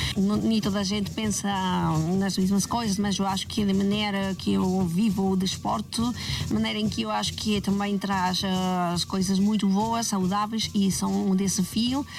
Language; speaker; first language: Portuguese; non-native, fluent; Spanish